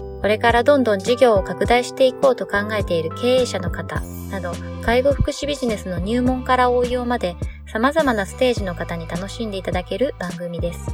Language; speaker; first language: Japanese; native; Japanese